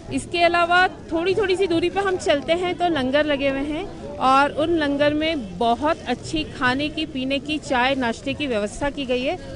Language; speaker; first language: Hindi; native; Hindi